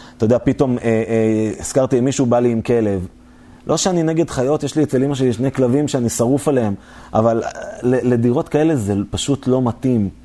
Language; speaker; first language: Hebrew; native; Hebrew